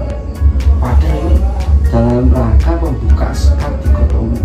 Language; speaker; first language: Indonesian; native; Indonesian